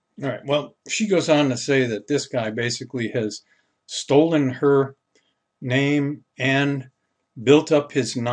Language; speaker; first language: English; native; English